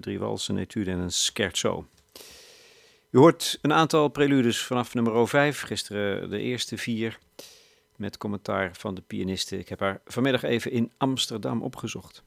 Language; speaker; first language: Dutch; native; Dutch